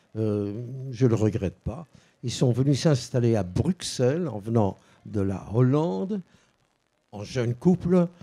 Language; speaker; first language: French; early bilingual, other home language; Dutch